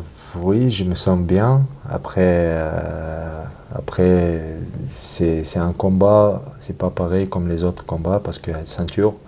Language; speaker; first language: French; non-native, learner; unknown